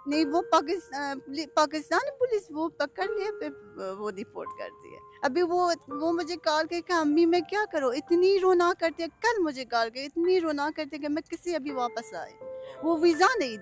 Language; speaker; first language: Hindi; non-native, learner; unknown